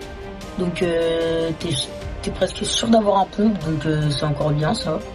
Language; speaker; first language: French; native; French